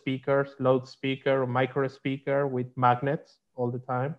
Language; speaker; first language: English; non-native, learner; Spanish